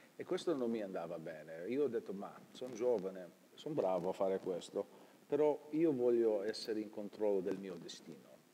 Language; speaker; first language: Italian; early bilingual, heritage; Italian